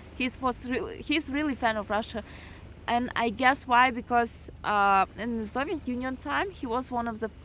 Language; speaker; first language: English; non-native, fluent; Russian